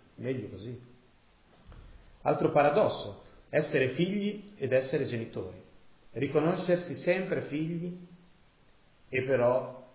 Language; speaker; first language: Italian; native; Italian